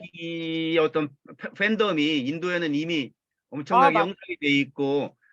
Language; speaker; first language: Korean; native; Korean